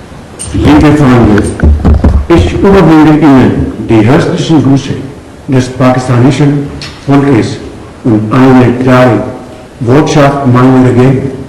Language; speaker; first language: German; non-native, learner; Punjabi